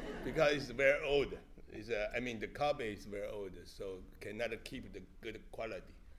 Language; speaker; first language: English; non-native, learner; Chinese